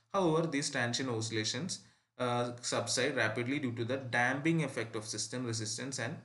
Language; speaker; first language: English; non-native, local second language; Malayalam